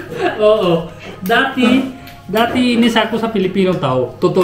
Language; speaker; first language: Filipino; non-native, learner; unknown